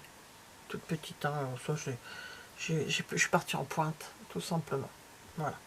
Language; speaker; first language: French; native; French